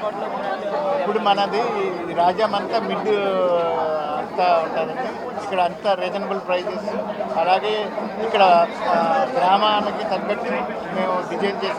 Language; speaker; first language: Telugu; native; Telugu